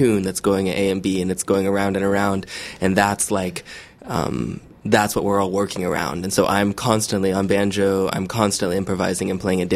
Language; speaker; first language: English; native; English